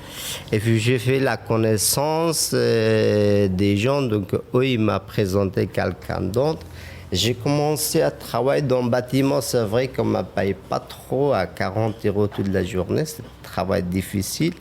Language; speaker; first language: French; non-native, fluent; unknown